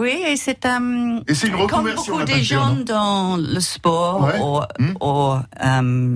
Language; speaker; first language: French; non-native, learner; English